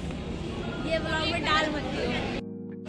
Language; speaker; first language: Hindi; native; Hindi